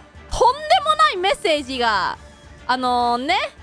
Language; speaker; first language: Japanese; non-native, fluent; English